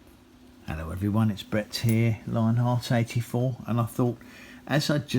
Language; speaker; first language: English; native; English